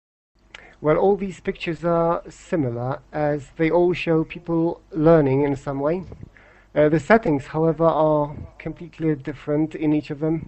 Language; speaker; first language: English; non-native, fluent; Polish